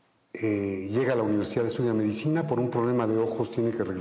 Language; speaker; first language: Spanish; native; Spanish